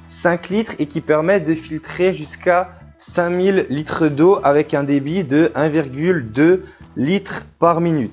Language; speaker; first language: French; native; French